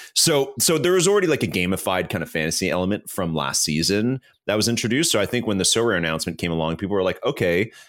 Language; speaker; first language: English; native; English